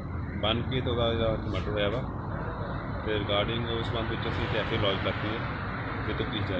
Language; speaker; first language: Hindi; non-native, local second language; Punjabi